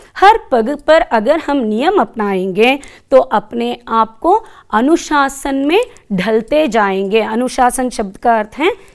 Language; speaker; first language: Hindi; non-native, local second language; Kannada